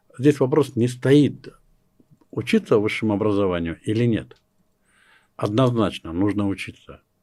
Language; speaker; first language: Russian; non-native, local second language; Kyrgyz